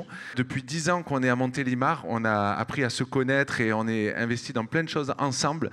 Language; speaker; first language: French; native; French